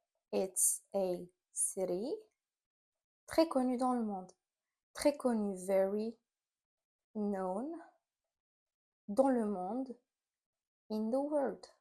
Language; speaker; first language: French; non-native, fluent; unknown